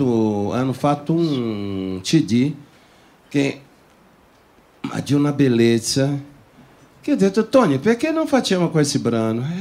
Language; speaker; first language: Italian; non-native, fluent; Portuguese